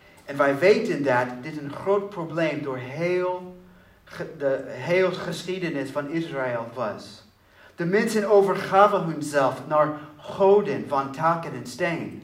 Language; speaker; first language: Dutch; non-native, learner; English